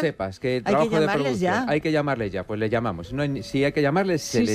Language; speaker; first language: Spanish; native; Spanish